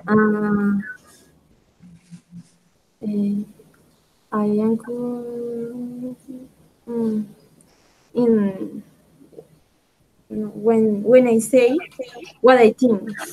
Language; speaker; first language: English; non-native, learner; Spanish